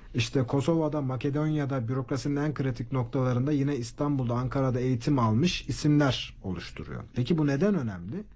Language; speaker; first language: Turkish; native; Turkish